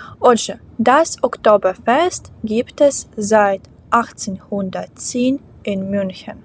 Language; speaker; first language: German; non-native, fluent; Ukrainian